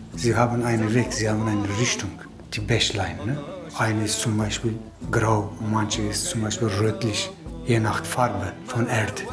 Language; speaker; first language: German; non-native, fluent; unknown